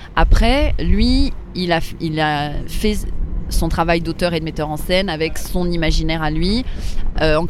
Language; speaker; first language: French; native; French